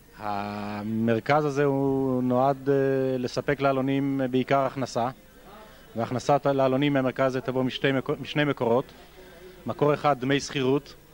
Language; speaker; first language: Hebrew; native; Hebrew